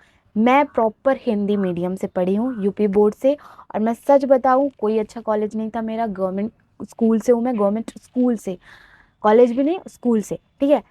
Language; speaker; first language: Hindi; native; Hindi